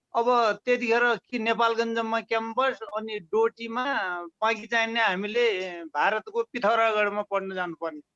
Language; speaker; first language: Nepali; non-native, local second language; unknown